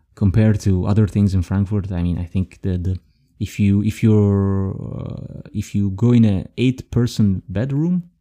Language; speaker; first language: English; non-native, fluent; Dutch